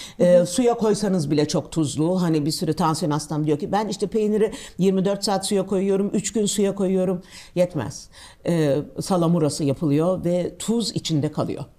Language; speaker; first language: Turkish; native; Turkish